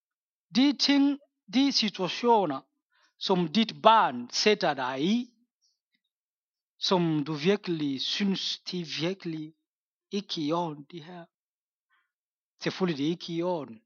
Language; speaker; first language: Danish; non-native, fluent; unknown